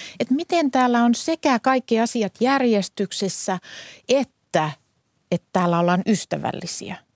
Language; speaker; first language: Finnish; native; Finnish